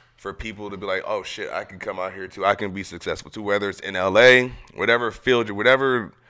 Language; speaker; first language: English; native; English